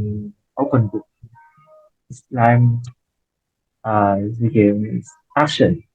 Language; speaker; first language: English; non-native, learner; Vietnamese